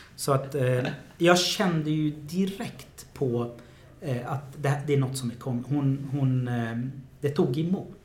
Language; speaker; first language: Swedish; early bilingual, other home language; Arabic